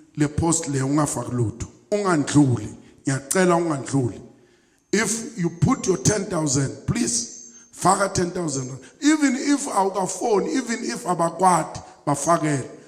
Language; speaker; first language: Zulu; non-native, local second language; Swati